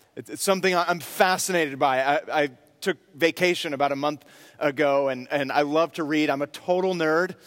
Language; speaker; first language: English; native; English